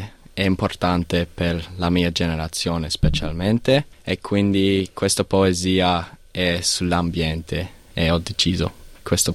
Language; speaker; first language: Italian; non-native, learner; English